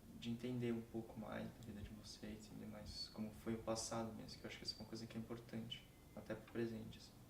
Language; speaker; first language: Portuguese; native; Portuguese